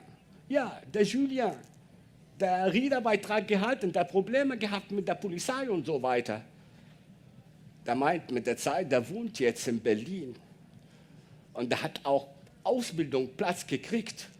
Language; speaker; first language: German; non-native, learner; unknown